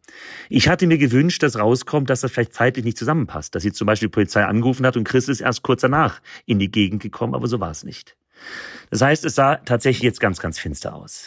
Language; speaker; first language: German; native; German